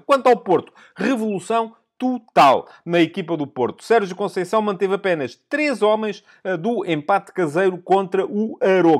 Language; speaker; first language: Portuguese; native; Portuguese